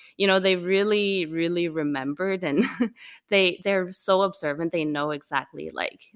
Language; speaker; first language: English; non-native, local second language; Cantonese